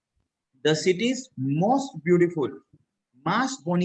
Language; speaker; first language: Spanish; non-native, fluent; Hindi